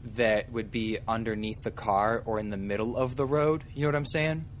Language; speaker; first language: English; native; English